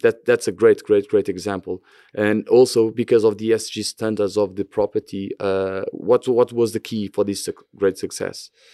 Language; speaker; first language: English; non-native, fluent; Portuguese